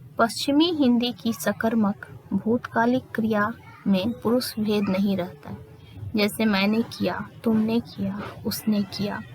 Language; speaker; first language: Hindi; native; Hindi